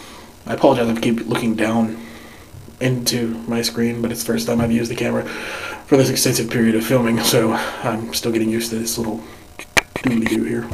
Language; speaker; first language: English; native; English